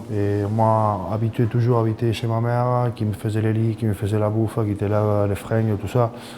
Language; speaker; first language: French; non-native, fluent; Spanish